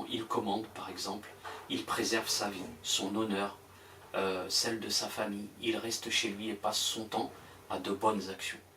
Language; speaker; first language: French; native; French